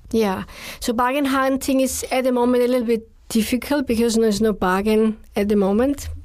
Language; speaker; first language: English; non-native, fluent; German